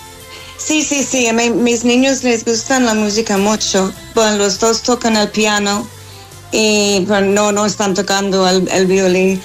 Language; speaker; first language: Spanish; non-native, fluent; English